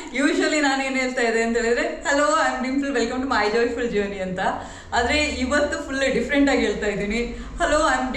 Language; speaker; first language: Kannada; non-native, local second language; Kodava